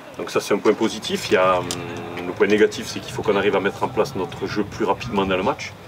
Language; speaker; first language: French; native; French